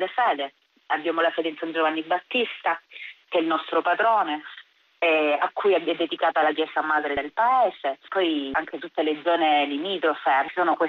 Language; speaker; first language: Italian; native; Italian